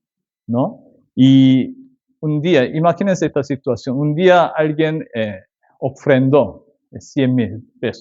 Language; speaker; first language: Spanish; non-native, fluent; Korean